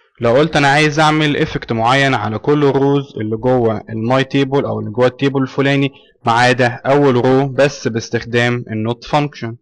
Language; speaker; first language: Arabic; native; Arabic